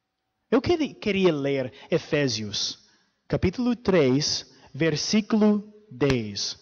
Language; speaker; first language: Portuguese; non-native, fluent; English